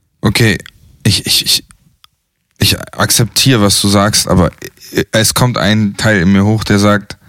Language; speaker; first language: German; native; German